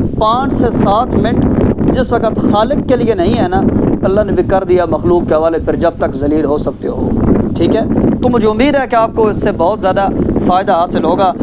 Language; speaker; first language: Urdu; non-native, local second language; Punjabi